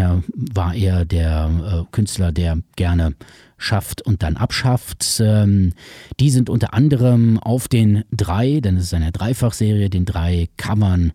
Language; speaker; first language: German; native; German